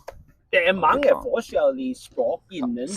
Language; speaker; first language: Norwegian; non-native, learner; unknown